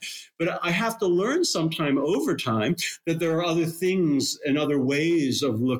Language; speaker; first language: English; native; English